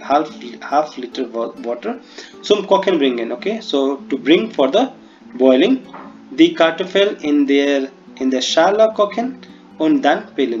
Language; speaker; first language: German; non-native, fluent; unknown